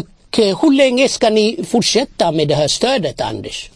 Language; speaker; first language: Swedish; non-native, fluent; Amharic